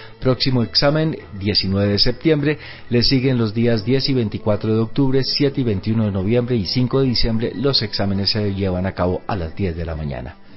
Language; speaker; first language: Spanish; native; Spanish